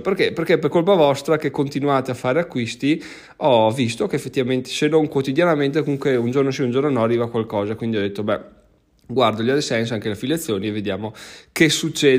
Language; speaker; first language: Italian; native; Italian